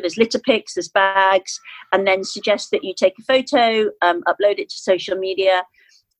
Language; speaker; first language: English; native; English